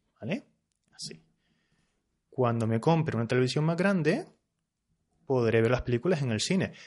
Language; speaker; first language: Spanish; native; Spanish